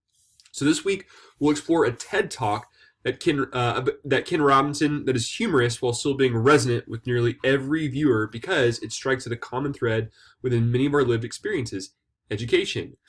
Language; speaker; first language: English; native; English